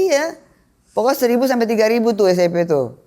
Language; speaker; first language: Indonesian; native; Indonesian